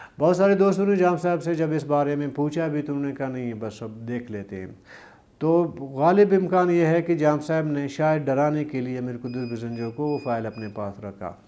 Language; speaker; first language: Urdu; non-native, local second language; Baluchi